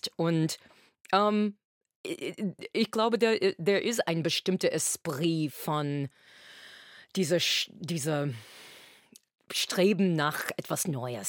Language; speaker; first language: German; non-native, fluent; English